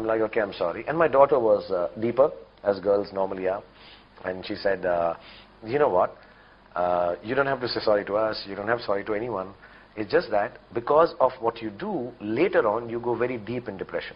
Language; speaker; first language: English; non-native, local second language; Hindi